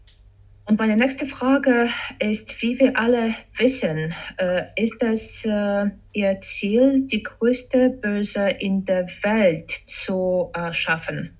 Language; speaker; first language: German; non-native, fluent; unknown